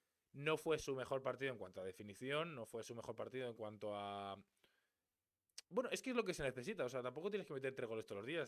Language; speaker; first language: Spanish; native; Spanish